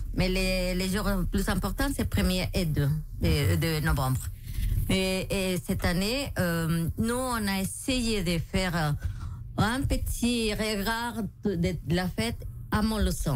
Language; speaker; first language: French; non-native, local second language; Spanish